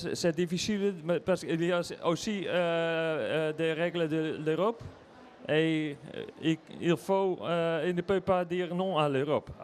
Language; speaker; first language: French; non-native, learner; Dutch